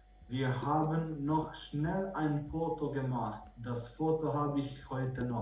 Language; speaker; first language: German; non-native, learner; Croatian